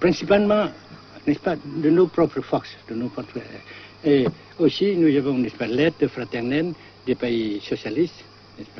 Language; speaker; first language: French; non-native, fluent; Vietnamese